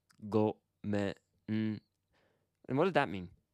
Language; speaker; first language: English; native; English